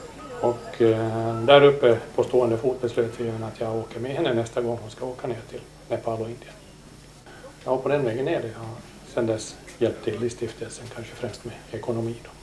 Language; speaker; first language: Swedish; native; Swedish